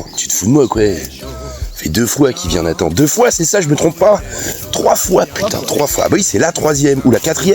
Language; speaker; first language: French; native; French